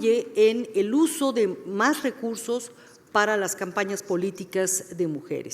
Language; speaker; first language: Spanish; native; Spanish